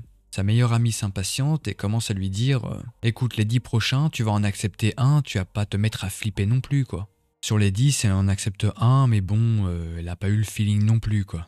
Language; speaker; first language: French; native; French